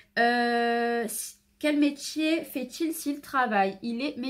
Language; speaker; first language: French; native; French